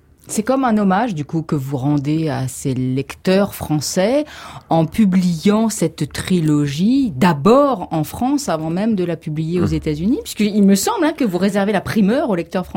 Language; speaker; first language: French; native; French